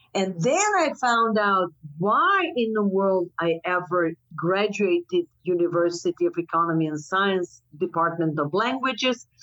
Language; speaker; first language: English; non-native, fluent; Croatian